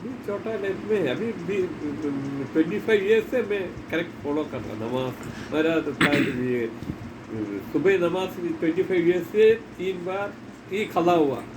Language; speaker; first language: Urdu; non-native, local second language; Malayalam